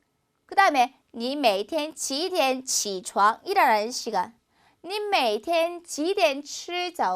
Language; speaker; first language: Chinese; non-native, fluent; Korean